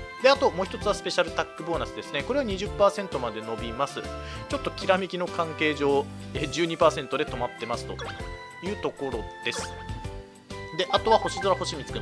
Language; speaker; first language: Japanese; native; Japanese